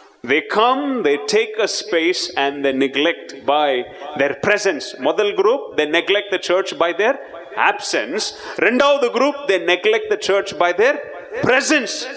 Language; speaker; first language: English; non-native, local second language; Tamil